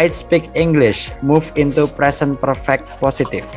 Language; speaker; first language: English; non-native, fluent; Indonesian